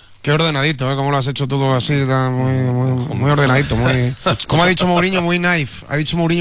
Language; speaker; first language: Spanish; native; Spanish